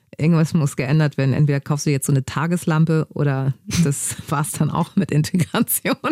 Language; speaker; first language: German; native; German